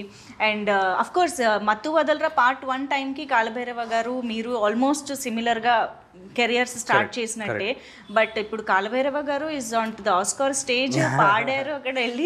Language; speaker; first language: Telugu; native; Telugu